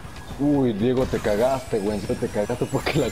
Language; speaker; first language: Spanish; native; Spanish